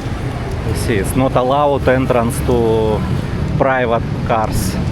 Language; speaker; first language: English; non-native, learner; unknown